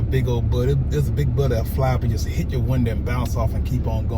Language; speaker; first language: English; native; English